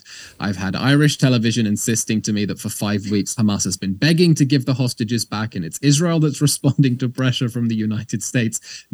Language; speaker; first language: English; native; English